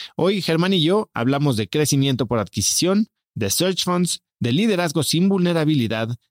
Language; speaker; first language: Spanish; native; Spanish